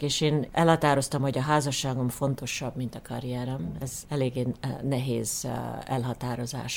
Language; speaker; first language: Hungarian; early bilingual, heritage; Hungarian